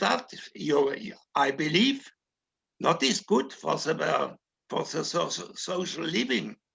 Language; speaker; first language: English; non-native, learner; German